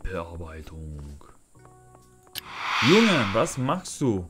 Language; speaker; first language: German; non-native, learner; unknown